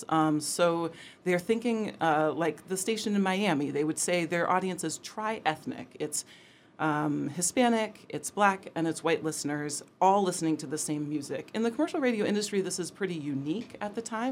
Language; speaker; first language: English; native; English